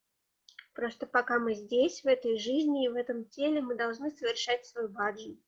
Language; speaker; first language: Russian; native; Russian